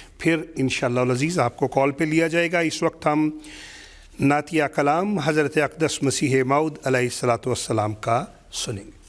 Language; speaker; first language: Urdu; native; Urdu